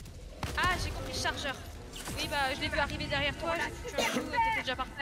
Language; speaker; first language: French; native; French